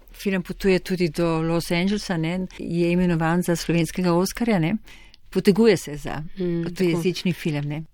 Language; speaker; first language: Slovenian; native; Slovenian